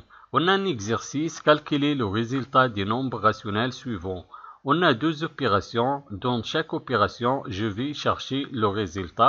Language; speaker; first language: French; non-native, local second language; Arabic